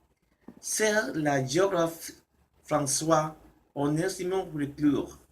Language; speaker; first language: French; non-native, learner; Spanish